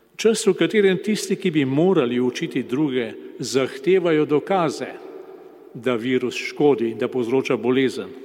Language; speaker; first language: Slovenian; native; Slovenian